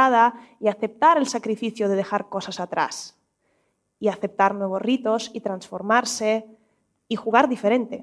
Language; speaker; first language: Spanish; non-native, fluent; Russian